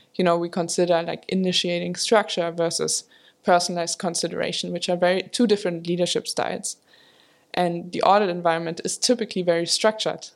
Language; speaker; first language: English; non-native, fluent; German